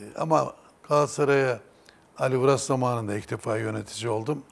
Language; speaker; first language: Turkish; native; Turkish